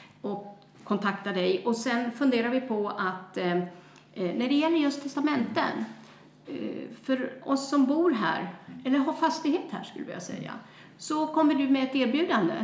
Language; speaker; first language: Swedish; native; Swedish